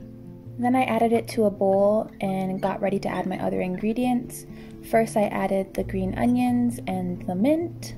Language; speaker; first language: English; native; English